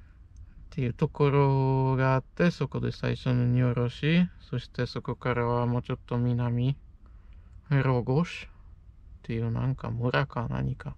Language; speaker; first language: Japanese; non-native, fluent; Polish